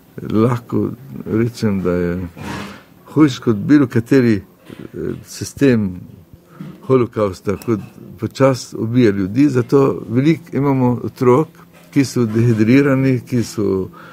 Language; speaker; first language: Slovenian; non-native, fluent; Arabic